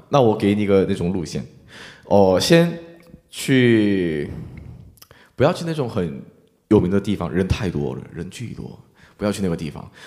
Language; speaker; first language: Chinese; non-native, fluent; Korean